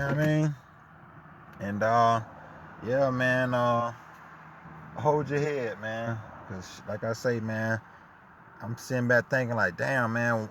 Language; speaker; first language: English; native; English